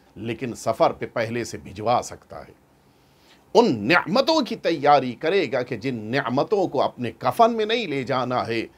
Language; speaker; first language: Urdu; native; Urdu